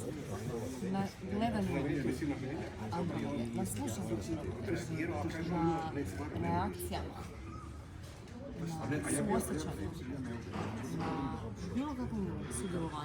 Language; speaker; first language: Croatian; native; Croatian